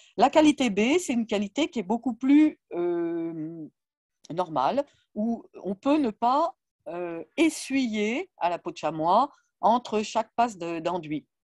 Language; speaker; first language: French; native; French